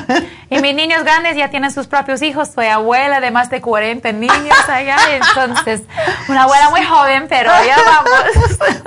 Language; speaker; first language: Spanish; non-native, fluent; English